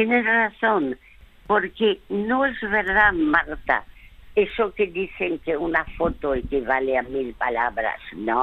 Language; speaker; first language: Spanish; early bilingual, other home language; French